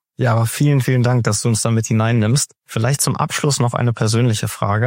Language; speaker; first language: German; native; German